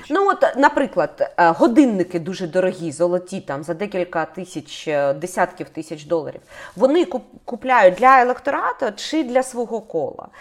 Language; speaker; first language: Ukrainian; native; Ukrainian